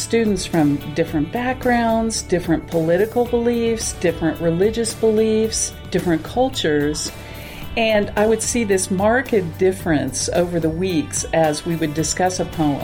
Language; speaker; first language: English; native; English